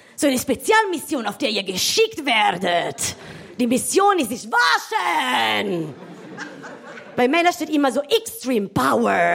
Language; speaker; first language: German; non-native, fluent; Italian